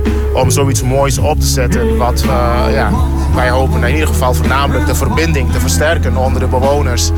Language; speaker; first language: Dutch; native; Dutch